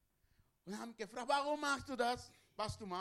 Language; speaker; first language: German; non-native, learner; Spanish